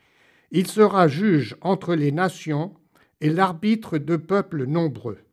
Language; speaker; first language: French; native; French